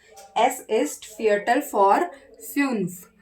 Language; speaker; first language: German; non-native, learner; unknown